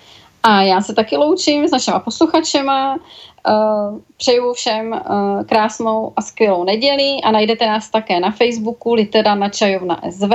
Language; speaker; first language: Czech; native; Czech